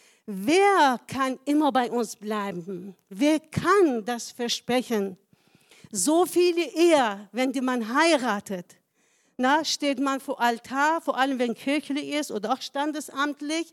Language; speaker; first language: German; non-native, fluent; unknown